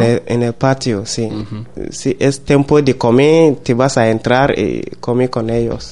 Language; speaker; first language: Spanish; non-native, learner; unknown